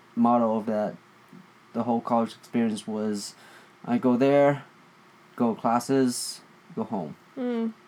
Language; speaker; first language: English; early bilingual, other home language; Vietnamese